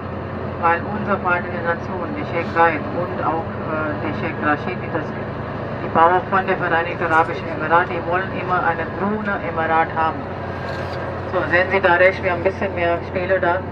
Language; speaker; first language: German; non-native, fluent; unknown